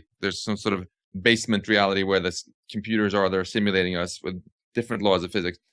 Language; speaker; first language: English; non-native, fluent; Swedish